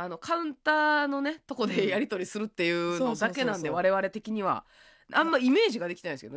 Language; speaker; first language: Japanese; native; Japanese